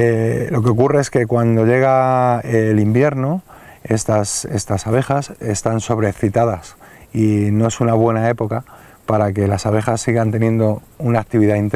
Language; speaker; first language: Spanish; native; Spanish